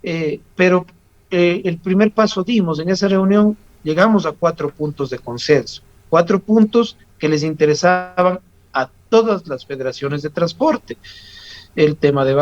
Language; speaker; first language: Spanish; native; Spanish